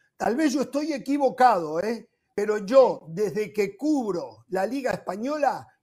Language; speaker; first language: Spanish; native; Spanish